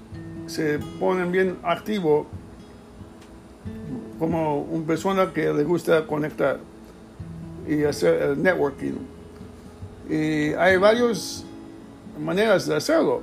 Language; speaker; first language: Spanish; early bilingual, heritage; English